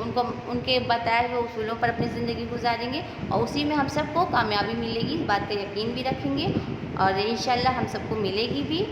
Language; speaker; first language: Urdu; native; Urdu